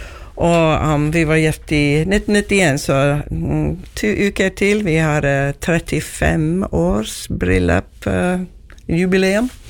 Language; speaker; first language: Norwegian; non-native, learner; English